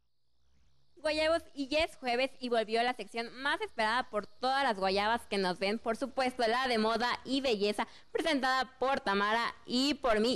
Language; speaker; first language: Spanish; native; Spanish